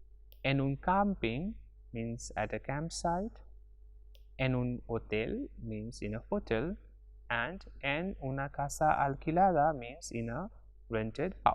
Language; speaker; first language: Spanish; non-native, fluent; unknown